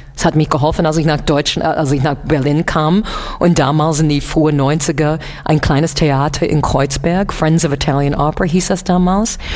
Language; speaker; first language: German; non-native, fluent; English